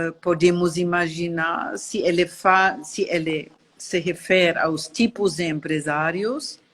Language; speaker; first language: Portuguese; non-native, learner; German